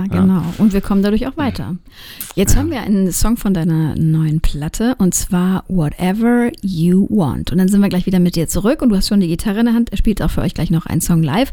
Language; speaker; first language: German; native; German